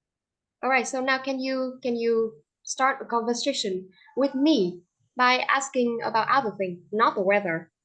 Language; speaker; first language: English; non-native, fluent; Vietnamese